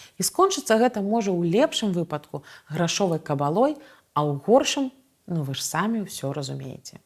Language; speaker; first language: Belarusian; native; Belarusian